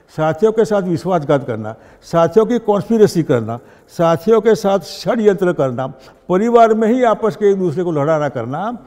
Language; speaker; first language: Hindi; non-native, local second language; Gujarati